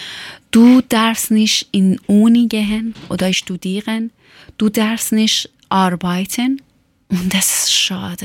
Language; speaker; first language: German; non-native, learner; Persian